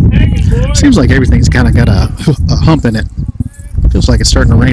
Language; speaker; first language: English; native; English